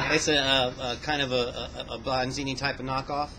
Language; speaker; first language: English; native; English